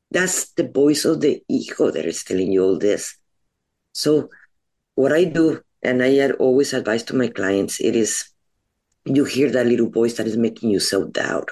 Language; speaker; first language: English; non-native, fluent; Spanish